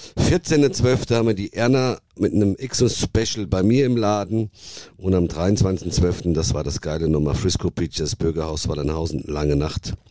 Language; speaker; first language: German; early bilingual, other home language; Italian